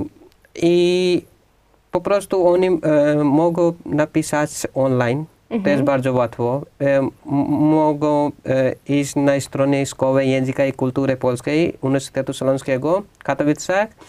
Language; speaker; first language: Polish; non-native, fluent; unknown